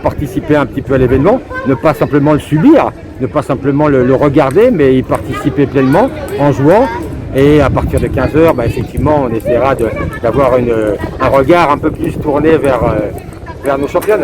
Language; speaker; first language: French; native; French